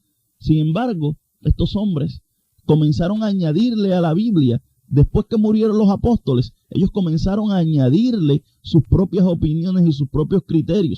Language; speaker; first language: Spanish; native; Spanish